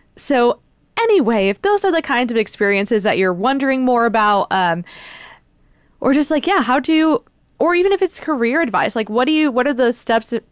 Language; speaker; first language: English; native; English